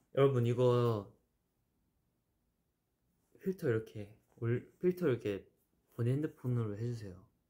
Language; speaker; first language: Korean; early bilingual, heritage; Korean